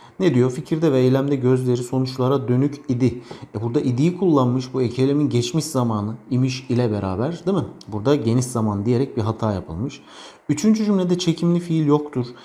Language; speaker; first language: Turkish; native; Turkish